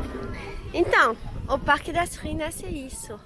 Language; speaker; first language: Portuguese; non-native, learner; French